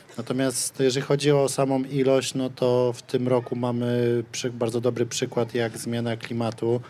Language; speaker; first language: Polish; native; Polish